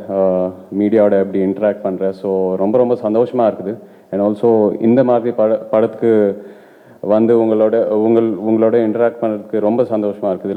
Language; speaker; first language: Tamil; non-native, local second language; Telugu